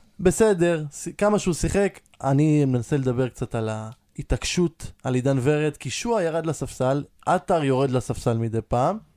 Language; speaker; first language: Hebrew; native; Hebrew